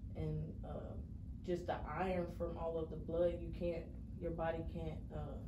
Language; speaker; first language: English; native; English